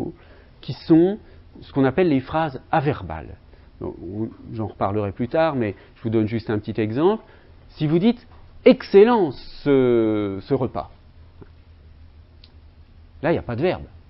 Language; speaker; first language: French; native; French